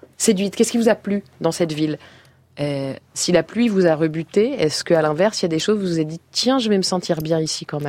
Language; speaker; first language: French; native; French